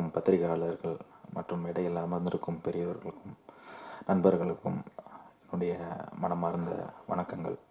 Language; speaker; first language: Tamil; native; Tamil